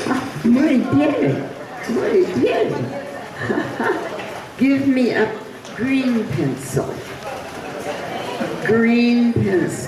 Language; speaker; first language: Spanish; non-native, fluent; English